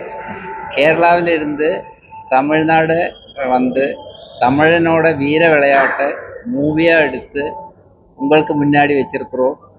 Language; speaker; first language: Tamil; non-native, learner; Malayalam